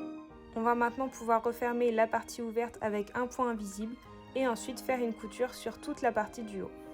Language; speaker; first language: French; native; French